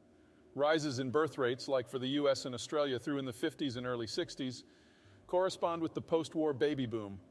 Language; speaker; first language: English; native; English